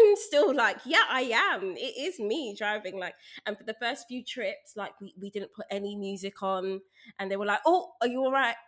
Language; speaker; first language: English; native; English